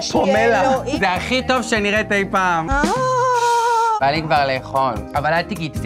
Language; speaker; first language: Hebrew; native; Hebrew